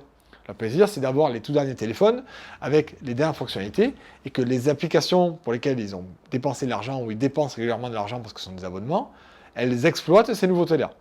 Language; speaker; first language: French; native; French